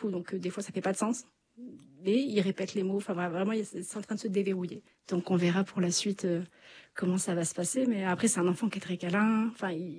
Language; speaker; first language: French; native; French